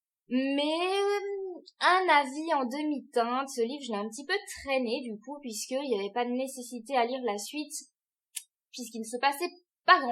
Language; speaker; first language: French; native; French